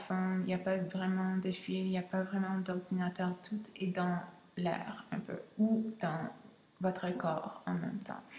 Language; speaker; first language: French; non-native, local second language; English